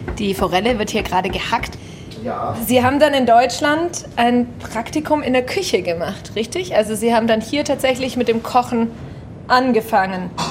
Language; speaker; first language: German; native; German